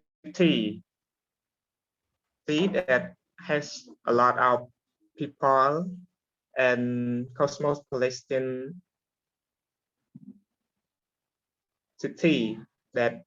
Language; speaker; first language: English; non-native, learner; Khmer